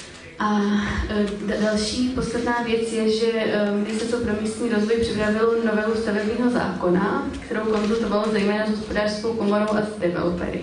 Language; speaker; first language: Czech; native; Czech